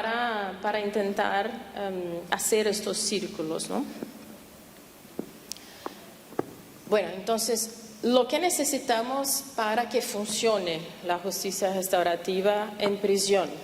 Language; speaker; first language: Spanish; non-native, fluent; Portuguese